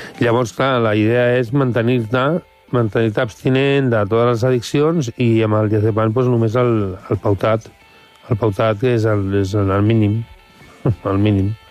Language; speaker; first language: Catalan; non-native, local second language; Spanish